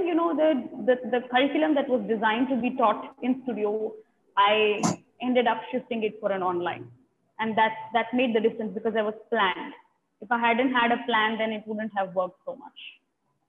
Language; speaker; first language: English; non-native, local second language; Tamil